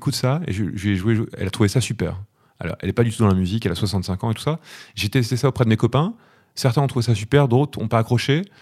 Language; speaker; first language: French; native; French